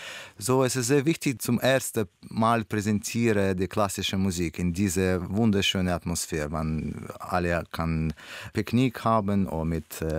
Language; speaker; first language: German; non-native, learner; Russian